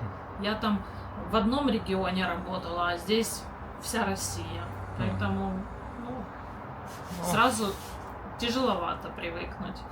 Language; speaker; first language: Russian; native; Russian